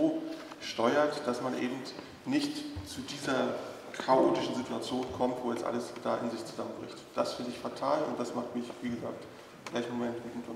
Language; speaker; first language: German; native; German